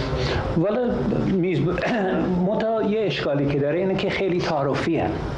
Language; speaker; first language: Persian; non-native, fluent; English